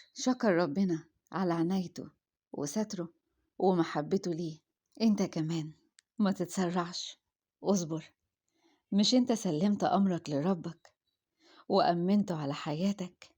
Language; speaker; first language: Arabic; native; Arabic